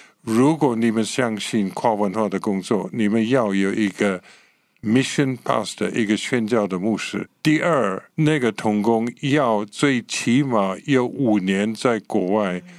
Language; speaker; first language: Chinese; non-native, fluent; English